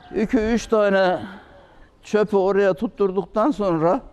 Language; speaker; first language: Turkish; native; Turkish